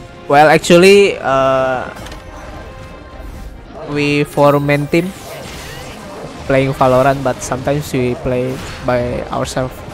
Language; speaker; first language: English; non-native, learner; Indonesian